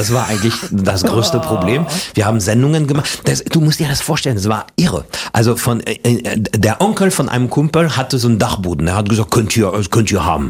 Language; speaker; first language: German; non-native, fluent; French